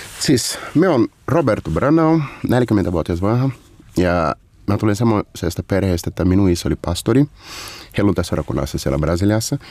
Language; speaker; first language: Finnish; non-native, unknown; Portuguese